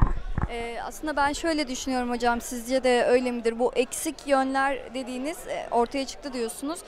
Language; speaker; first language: Turkish; native; Turkish